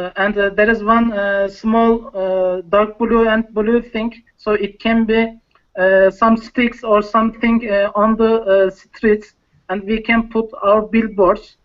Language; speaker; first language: English; non-native, learner; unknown